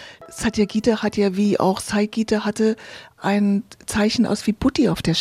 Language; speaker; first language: German; native; German